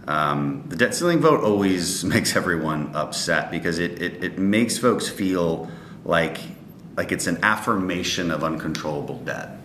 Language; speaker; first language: English; native; English